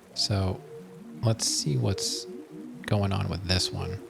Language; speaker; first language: English; native; English